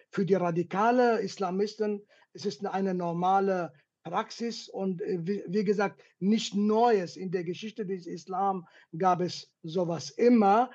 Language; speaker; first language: German; non-native, fluent; Kurdish